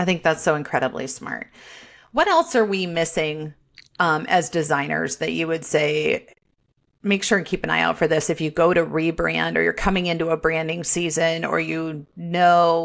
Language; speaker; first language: English; native; English